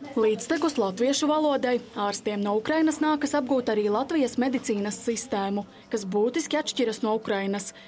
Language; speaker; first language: Latvian; native; Latvian